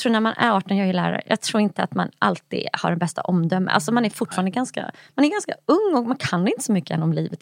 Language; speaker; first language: Swedish; native; Swedish